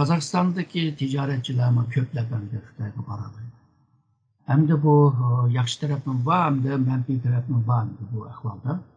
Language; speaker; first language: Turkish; non-native, learner; Uyghur